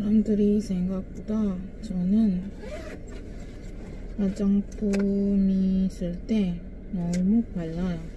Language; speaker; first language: Korean; non-native, learner; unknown